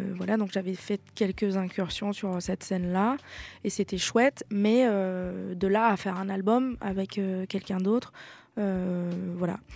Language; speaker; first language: French; native; French